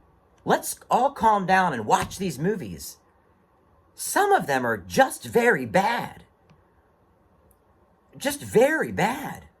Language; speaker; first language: English; native; English